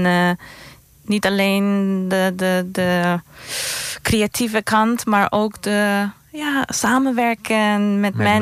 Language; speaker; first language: Dutch; non-native, fluent; Turkish